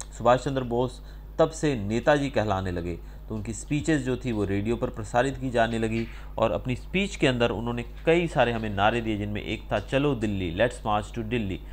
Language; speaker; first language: Hindi; non-native, local second language; Gujarati